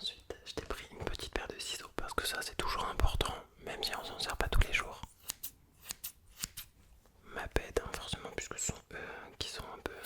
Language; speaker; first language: French; native; French